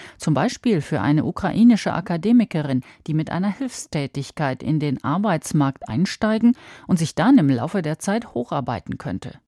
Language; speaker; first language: German; native; German